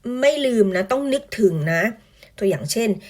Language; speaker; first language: Thai; native; Thai